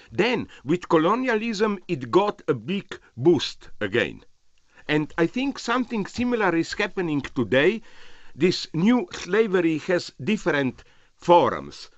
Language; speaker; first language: English; non-native, fluent; Slovenian